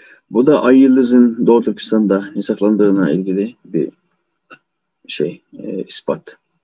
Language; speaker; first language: Turkish; non-native, fluent; Uyghur